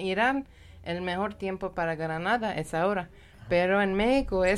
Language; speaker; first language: Spanish; non-native, learner; Persian